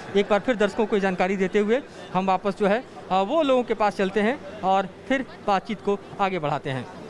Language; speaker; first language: Hindi; native; Hindi